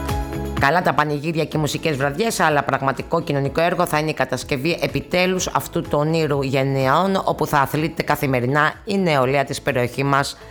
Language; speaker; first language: Greek; native; Greek